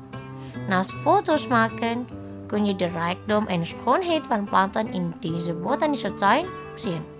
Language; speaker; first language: Dutch; non-native, fluent; Indonesian